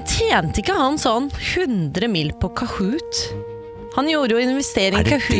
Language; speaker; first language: Norwegian; native; Norwegian